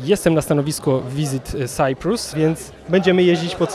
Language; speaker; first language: Polish; native; Polish